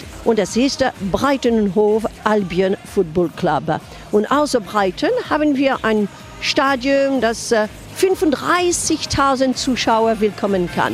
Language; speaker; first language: German; non-native, fluent; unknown